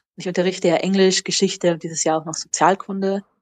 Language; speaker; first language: German; native; German